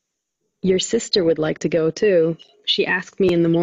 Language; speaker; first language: English; non-native, learner; Portuguese